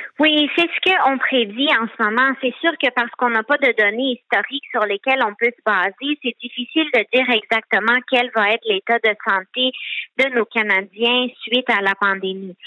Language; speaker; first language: French; native; French